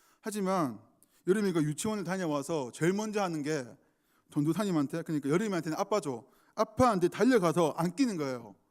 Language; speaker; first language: Korean; native; Korean